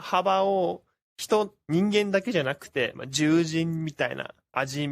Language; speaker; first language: Japanese; native; Japanese